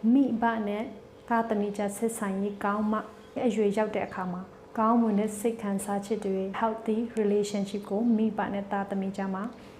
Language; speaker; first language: Burmese; non-native, local second language; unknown